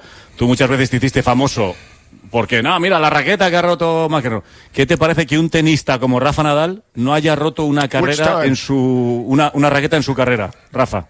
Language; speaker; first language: Spanish; native; Spanish